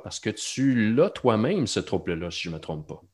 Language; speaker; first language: French; native; French